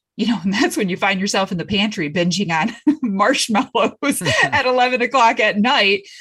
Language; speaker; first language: English; native; English